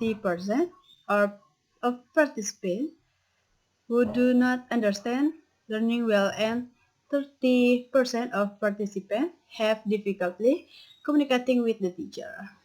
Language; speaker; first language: English; non-native, learner; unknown